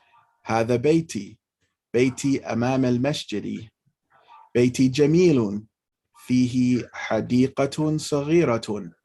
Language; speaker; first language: Arabic; non-native, fluent; English